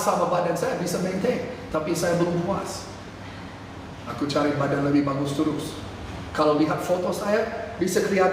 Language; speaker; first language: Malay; non-native, fluent; English